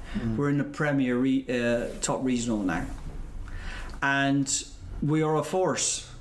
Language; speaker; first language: English; native; English